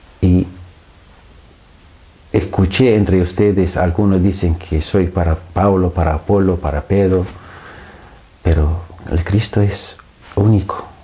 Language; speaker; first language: Spanish; non-native, fluent; Arabic